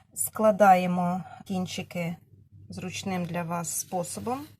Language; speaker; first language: Ukrainian; non-native, local second language; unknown